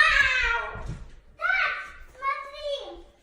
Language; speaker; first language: Russian; early bilingual, heritage; Russian